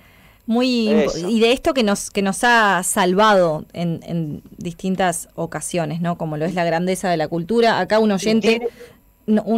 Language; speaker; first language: Spanish; native; Spanish